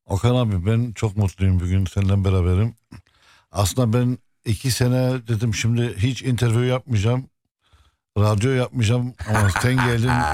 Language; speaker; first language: Turkish; non-native, local second language; Arabic